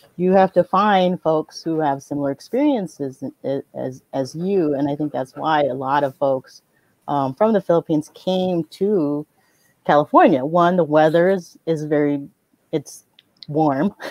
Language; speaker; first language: English; native; English